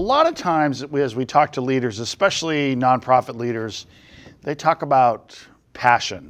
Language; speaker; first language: English; native; English